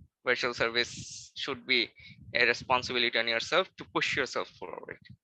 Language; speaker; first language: English; non-native, local second language; Bangla